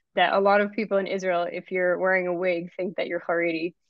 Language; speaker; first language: English; native; English